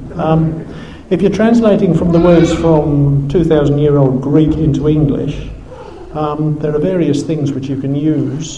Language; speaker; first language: English; native; English